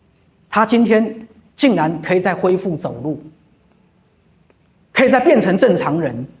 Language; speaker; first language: Chinese; native; Chinese